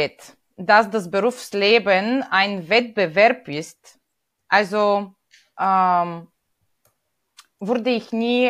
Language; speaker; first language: German; non-native, fluent; Bulgarian